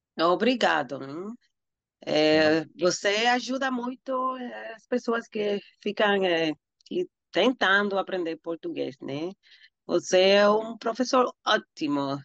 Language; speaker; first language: Portuguese; non-native, learner; Spanish